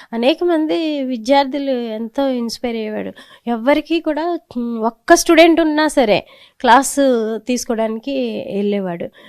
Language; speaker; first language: Telugu; native; Telugu